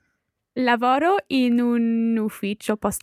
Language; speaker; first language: Italian; non-native, learner; English